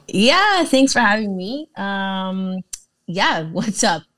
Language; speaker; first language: English; native; English